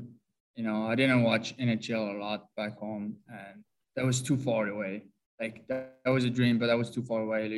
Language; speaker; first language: English; non-native, fluent; French